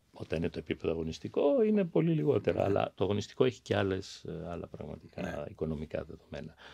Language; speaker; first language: Greek; native; Greek